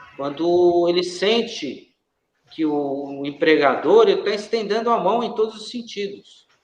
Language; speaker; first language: Portuguese; native; Portuguese